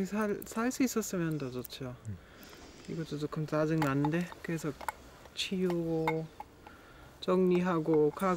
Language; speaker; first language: Korean; non-native, fluent; German